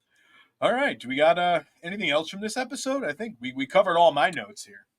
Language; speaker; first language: English; native; English